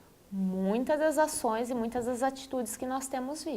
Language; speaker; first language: Portuguese; native; Portuguese